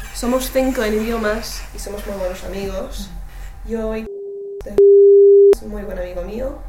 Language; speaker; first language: Spanish; non-native, fluent; English